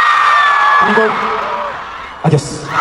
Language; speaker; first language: Spanish; non-native, learner; Korean